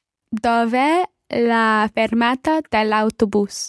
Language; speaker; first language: Italian; non-native, learner; English